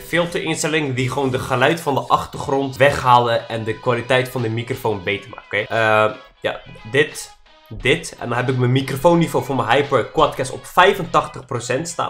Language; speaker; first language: Dutch; native; Dutch